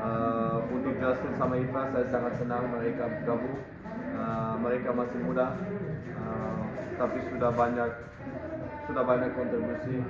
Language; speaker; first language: Indonesian; non-native, fluent; Dutch